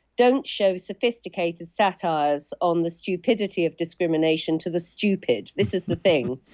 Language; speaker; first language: English; native; English